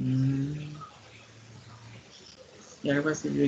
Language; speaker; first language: Spanish; native; Spanish